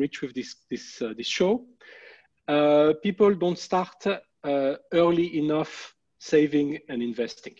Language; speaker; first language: English; non-native, fluent; French